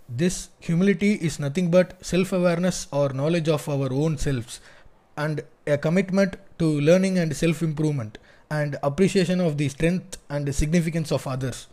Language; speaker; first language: English; non-native, local second language; Tamil